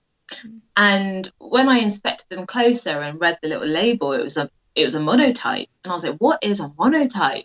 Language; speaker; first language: English; native; English